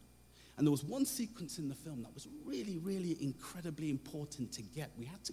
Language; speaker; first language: English; native; English